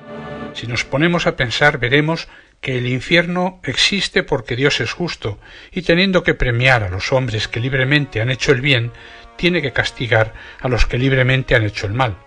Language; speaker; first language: Spanish; native; Spanish